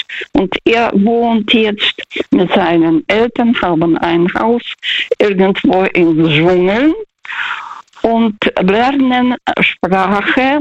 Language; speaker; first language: German; early bilingual, heritage; Russian